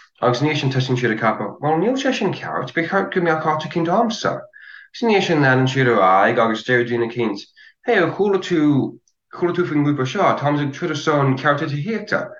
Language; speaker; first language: Irish; non-native, fluent; English